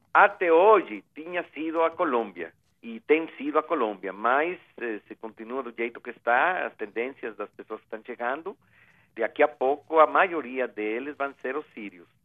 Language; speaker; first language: Portuguese; non-native, fluent; Spanish